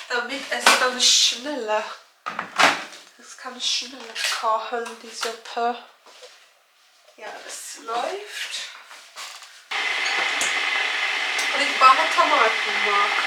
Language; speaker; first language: German; non-native, learner; Turkish